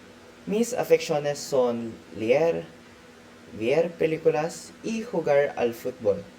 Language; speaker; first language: Spanish; non-native, learner; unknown